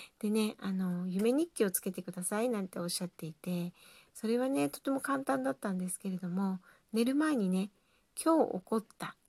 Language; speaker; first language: Japanese; native; Japanese